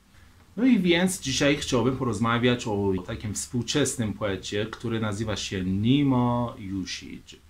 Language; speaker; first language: Polish; non-native, fluent; Persian